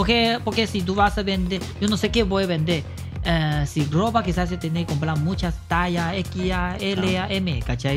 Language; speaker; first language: Spanish; non-native, learner; Chinese